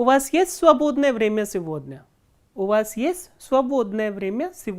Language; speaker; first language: Russian; non-native, fluent; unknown